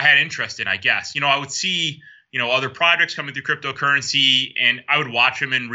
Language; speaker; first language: English; native; English